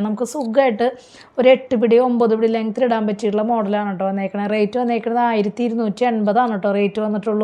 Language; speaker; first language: Malayalam; native; Malayalam